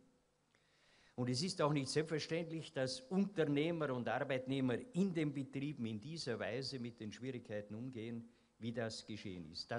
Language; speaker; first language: German; native; German